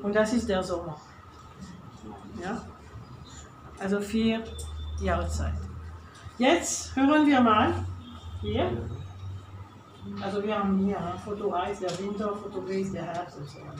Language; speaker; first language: German; non-native, fluent; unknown